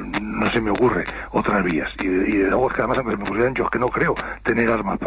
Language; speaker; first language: Spanish; native; Spanish